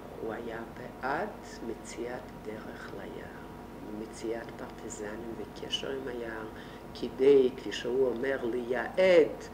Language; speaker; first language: Hebrew; non-native, fluent; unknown